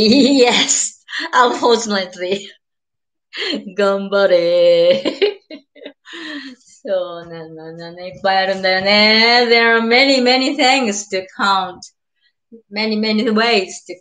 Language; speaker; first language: English; non-native, learner; Japanese